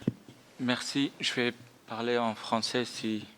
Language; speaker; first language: French; non-native, fluent; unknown